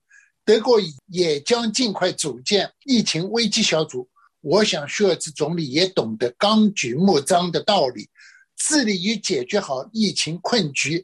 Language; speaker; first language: Chinese; native; Chinese